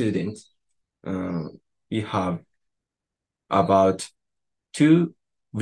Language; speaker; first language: English; non-native, learner; Japanese